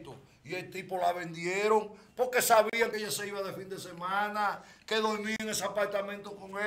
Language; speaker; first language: Spanish; native; Spanish